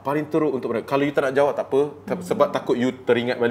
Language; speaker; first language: Malay; native; Malay